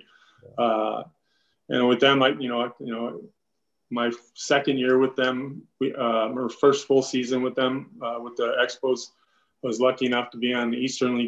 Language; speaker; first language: English; native; English